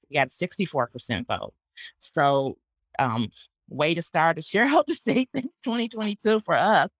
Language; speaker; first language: English; native; English